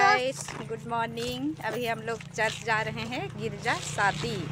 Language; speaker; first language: Hindi; non-native, local second language; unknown